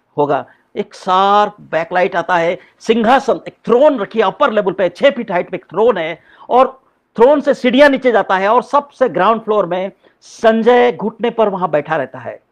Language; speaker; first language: Hindi; non-native, local second language; Odia